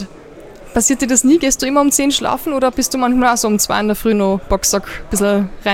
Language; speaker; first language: German; native; German